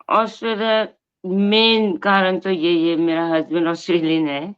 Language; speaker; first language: Hindi; non-native, local second language; Bangla